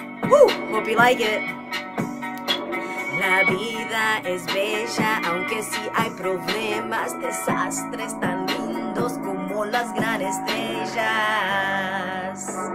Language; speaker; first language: Spanish; early bilingual, heritage; Spanish